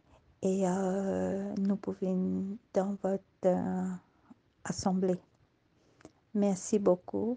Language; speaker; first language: French; non-native, learner; Morisyen